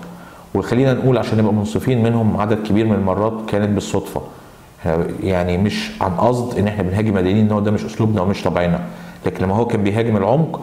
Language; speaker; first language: Arabic; native; Arabic